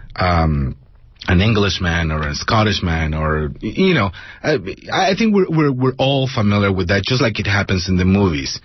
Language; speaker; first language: English; non-native, fluent; Spanish